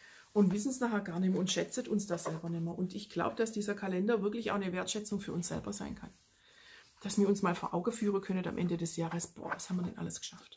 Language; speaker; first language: German; native; German